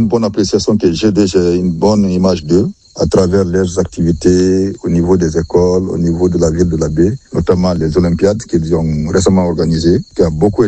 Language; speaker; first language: French; non-native, local second language; Fula